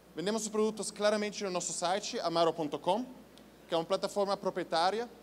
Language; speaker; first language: Portuguese; non-native, fluent; Italian